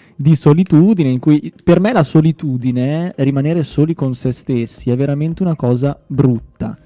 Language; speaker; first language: Italian; native; Italian